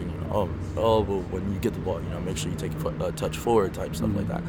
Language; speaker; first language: English; native; English